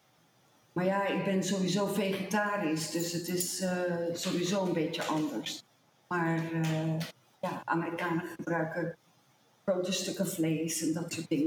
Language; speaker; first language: Dutch; early bilingual, heritage; Dutch